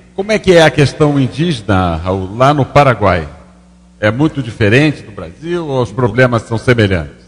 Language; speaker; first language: Portuguese; native; Portuguese